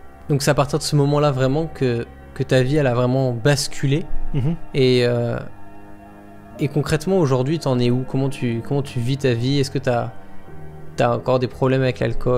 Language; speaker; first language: French; native; French